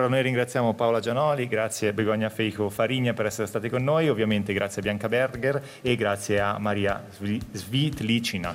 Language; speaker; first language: Italian; native; Italian